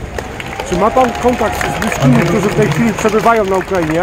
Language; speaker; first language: Polish; native; Polish